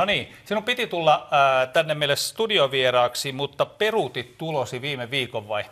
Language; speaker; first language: Finnish; native; Finnish